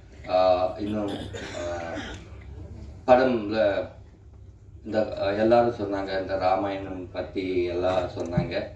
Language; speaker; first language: Tamil; non-native, learner; Telugu